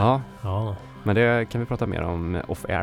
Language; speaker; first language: Swedish; native; Swedish